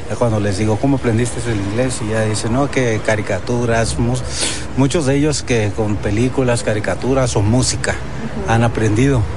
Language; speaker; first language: Spanish; early bilingual, heritage; Spanish